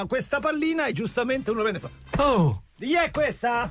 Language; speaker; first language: Italian; native; Italian